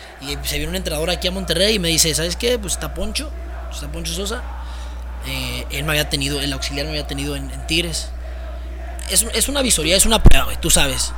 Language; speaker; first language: Spanish; early bilingual, heritage; Spanish